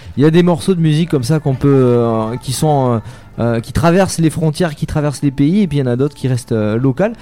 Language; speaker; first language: French; native; French